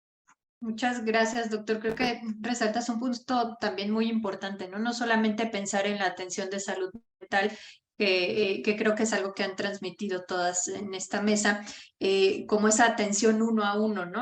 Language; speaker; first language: Spanish; native; Spanish